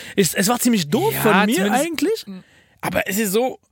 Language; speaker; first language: German; non-native, fluent; French